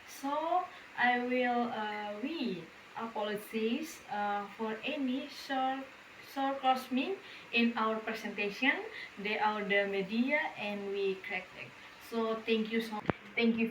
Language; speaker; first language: English; non-native, learner; Indonesian